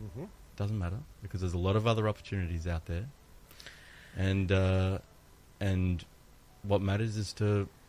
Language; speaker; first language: English; early bilingual, other home language; Greek